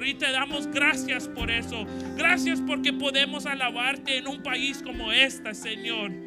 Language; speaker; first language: Spanish; early bilingual, heritage; Spanish